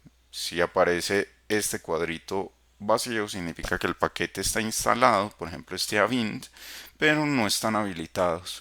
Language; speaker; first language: Spanish; native; Spanish